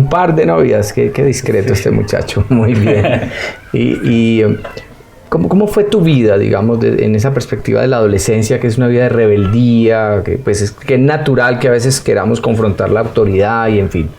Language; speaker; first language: Spanish; native; Spanish